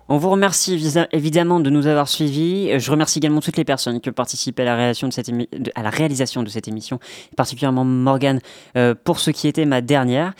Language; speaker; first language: French; native; French